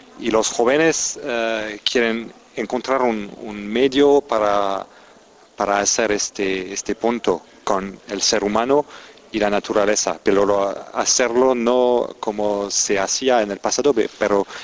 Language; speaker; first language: Spanish; non-native, fluent; French